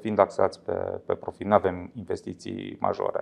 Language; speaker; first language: Romanian; native; Romanian